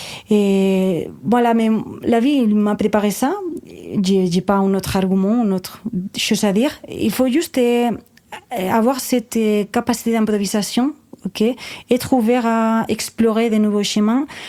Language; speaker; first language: French; non-native, fluent; Spanish